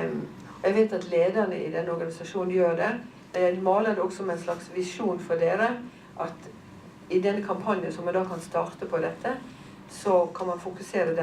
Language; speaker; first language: Norwegian; native; Norwegian